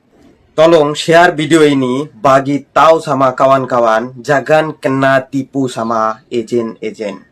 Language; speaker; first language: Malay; non-native, fluent; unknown